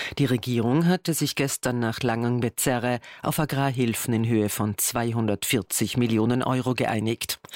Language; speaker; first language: German; native; German